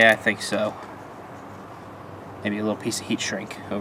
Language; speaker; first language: English; native; English